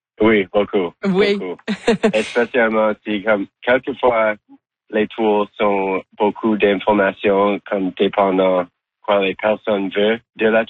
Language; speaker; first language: French; non-native, learner; English